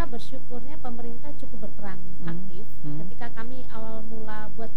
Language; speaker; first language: Indonesian; native; Indonesian